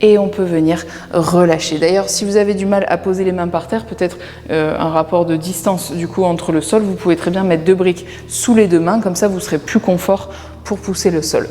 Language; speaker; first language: French; native; French